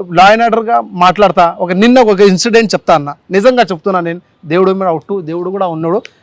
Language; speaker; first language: Telugu; non-native, local second language; Marathi